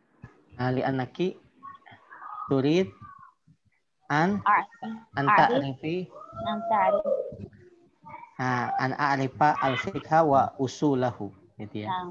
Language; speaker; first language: Arabic; non-native, fluent; Indonesian